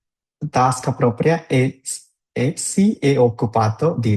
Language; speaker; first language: Italian; non-native, fluent; Tamil